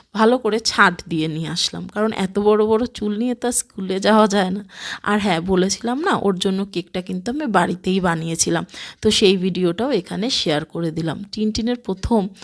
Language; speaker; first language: Bangla; native; Bangla